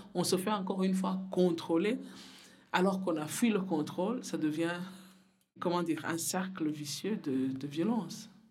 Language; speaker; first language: French; non-native, local second language; Rundi